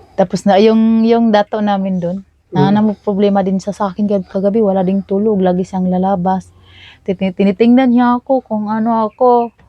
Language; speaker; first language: Filipino; non-native, local second language; Cebuano